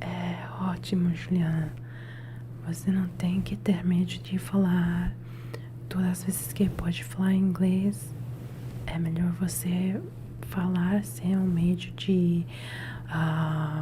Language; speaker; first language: Portuguese; non-native, learner; Italian